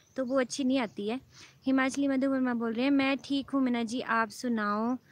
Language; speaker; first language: Hindi; native; Hindi